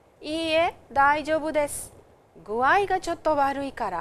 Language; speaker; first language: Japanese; non-native, fluent; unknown